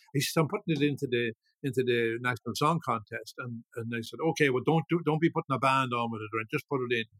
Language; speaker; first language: English; native; English